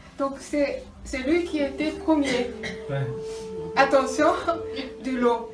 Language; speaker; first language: French; non-native, learner; Japanese